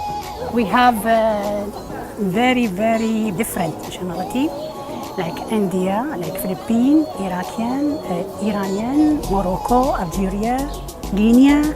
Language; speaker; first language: English; non-native, learner; Arabic